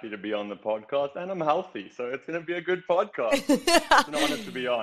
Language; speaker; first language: English; native; English